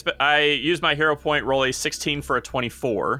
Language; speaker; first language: English; native; English